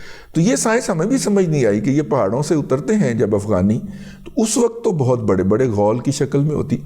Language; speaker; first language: Urdu; native; Urdu